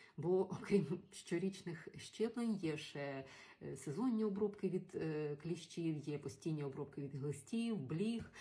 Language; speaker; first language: Ukrainian; native; Ukrainian